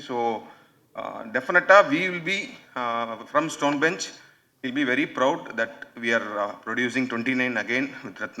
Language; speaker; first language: Tamil; native; Tamil